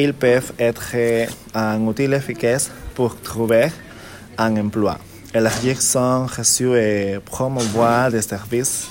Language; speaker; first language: French; non-native, learner; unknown